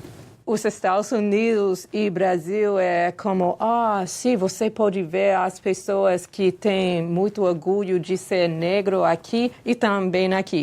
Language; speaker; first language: Portuguese; non-native, fluent; English